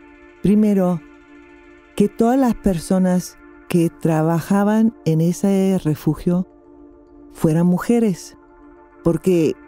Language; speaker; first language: Spanish; non-native, fluent; English